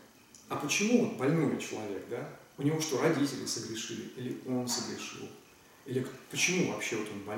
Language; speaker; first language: Russian; native; Russian